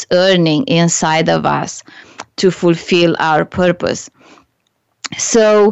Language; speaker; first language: English; non-native, fluent; Romanian